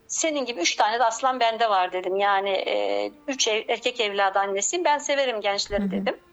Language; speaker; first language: Turkish; native; Turkish